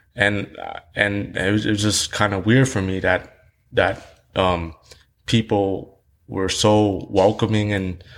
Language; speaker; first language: English; early bilingual, other home language; Vietnamese